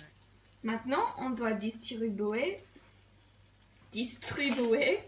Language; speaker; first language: French; non-native, learner; English